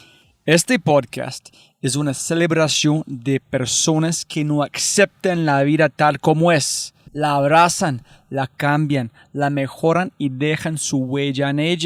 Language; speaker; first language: Spanish; non-native, fluent; English